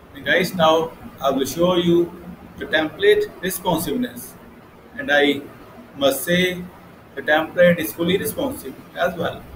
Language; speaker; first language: English; non-native, local second language; Hindi